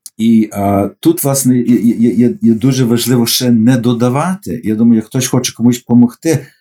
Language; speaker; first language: Ukrainian; early bilingual, heritage; Ukrainian